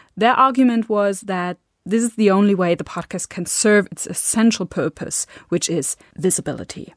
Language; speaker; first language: English; non-native, fluent; German